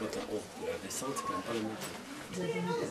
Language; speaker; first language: French; native; French